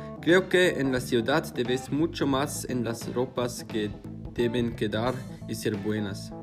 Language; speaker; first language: Spanish; non-native, learner; German